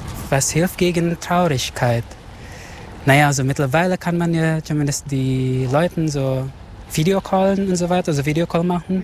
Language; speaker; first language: German; non-native, fluent; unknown